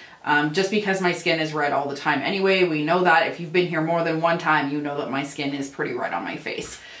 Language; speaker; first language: English; native; English